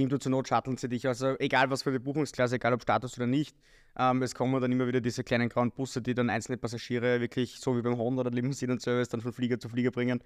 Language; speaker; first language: German; native; German